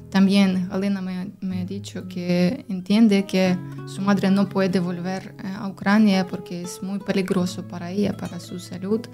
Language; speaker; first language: Spanish; non-native, learner; Ukrainian